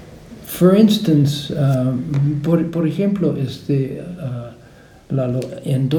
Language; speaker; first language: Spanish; non-native, fluent; English